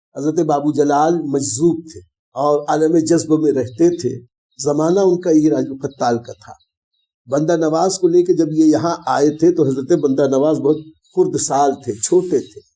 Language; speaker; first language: Urdu; native; Urdu